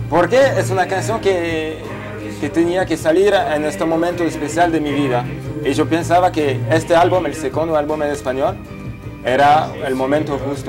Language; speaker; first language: Spanish; non-native, fluent; French